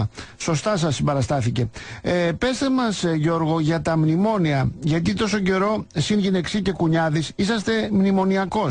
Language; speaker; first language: Greek; native; Greek